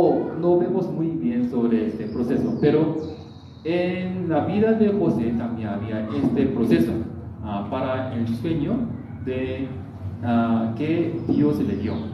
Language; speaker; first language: Spanish; non-native, learner; Korean